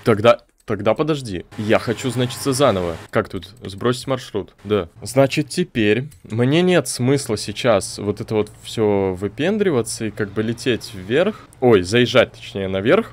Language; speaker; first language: Russian; native; Russian